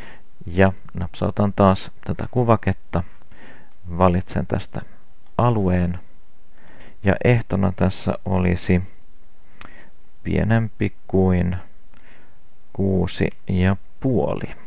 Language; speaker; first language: Finnish; non-native, local second language; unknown